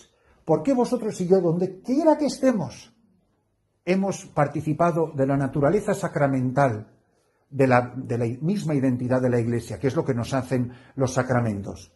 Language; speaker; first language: Spanish; native; Spanish